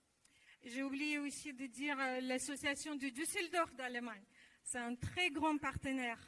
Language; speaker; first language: French; non-native, learner; Russian